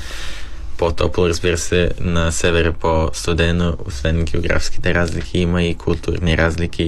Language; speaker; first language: Bulgarian; early bilingual, heritage; Bulgarian